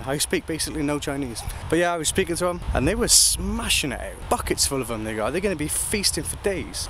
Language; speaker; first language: English; native; English